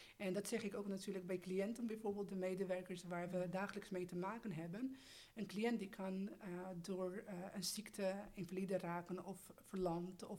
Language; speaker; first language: Dutch; early bilingual, other home language; Albanian